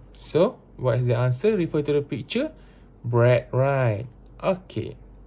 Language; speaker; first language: English; non-native, local second language; Malay